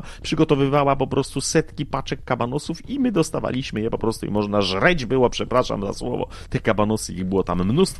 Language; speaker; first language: Polish; native; Polish